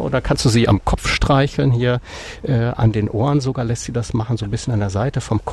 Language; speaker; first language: German; native; German